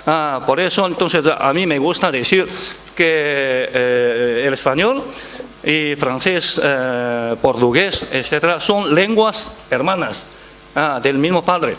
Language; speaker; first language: Spanish; non-native, fluent; Chinese